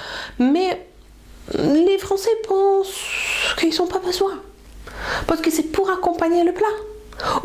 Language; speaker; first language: French; non-native, fluent; Russian